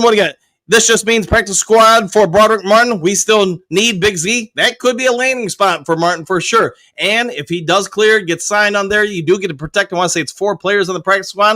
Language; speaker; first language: English; native; English